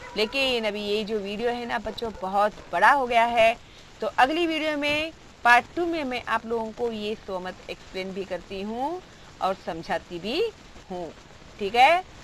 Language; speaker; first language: Hindi; non-native, local second language; Marathi